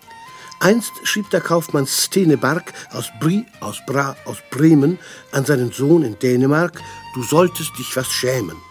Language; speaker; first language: German; native; German